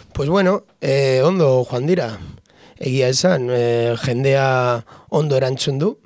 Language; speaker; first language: Basque; non-native, local second language; Spanish